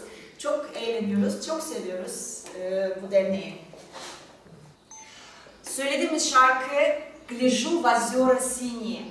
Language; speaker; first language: Turkish; non-native, fluent; Russian